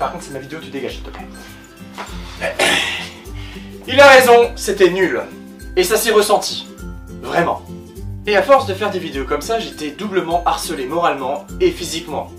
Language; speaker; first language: French; native; French